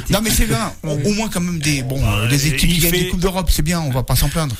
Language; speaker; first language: French; native; French